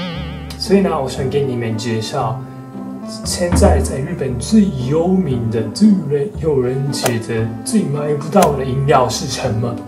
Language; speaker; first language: Chinese; non-native, fluent; Japanese